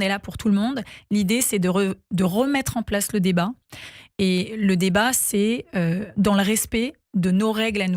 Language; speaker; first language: French; native; French